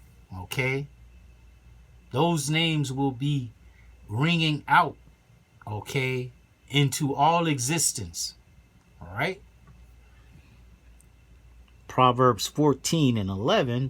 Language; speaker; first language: English; native; English